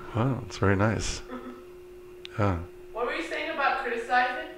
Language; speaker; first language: English; native; English